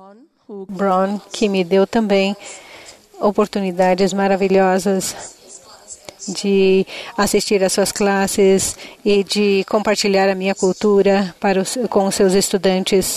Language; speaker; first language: Portuguese; non-native, fluent; Indonesian